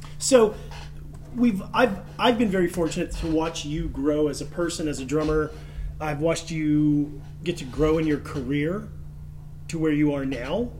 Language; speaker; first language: English; native; English